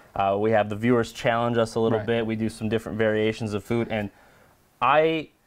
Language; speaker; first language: English; native; English